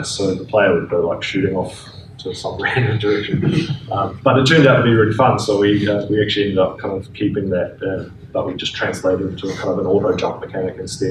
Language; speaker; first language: English; native; English